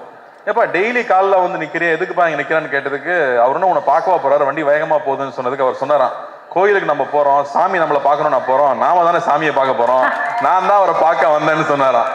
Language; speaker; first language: Tamil; native; Tamil